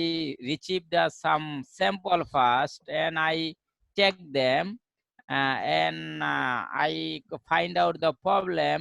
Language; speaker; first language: English; non-native, learner; Bangla